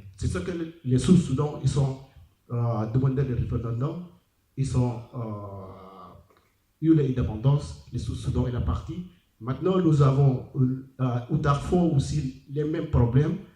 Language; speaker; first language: French; non-native, learner; Arabic